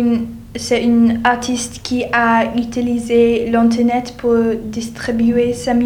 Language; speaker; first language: French; non-native, learner; English